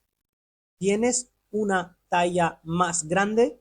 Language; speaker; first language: Spanish; non-native, fluent; Urdu